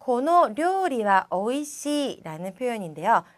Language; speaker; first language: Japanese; non-native, fluent; Korean